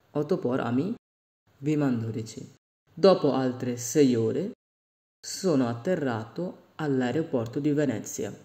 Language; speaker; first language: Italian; non-native, fluent; Bangla